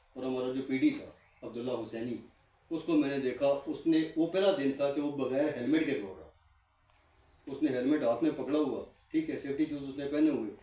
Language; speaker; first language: Urdu; native; Urdu